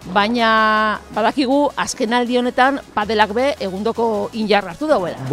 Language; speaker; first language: Basque; native; Basque